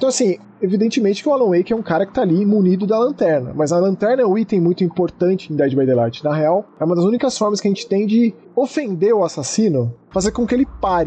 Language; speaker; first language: Portuguese; native; Portuguese